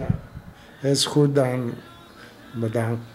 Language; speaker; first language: Dutch; non-native, local second language; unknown